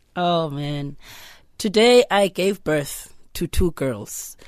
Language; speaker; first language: English; non-native, local second language; Zulu